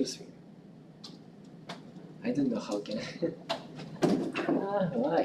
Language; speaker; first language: English; non-native, local second language; Japanese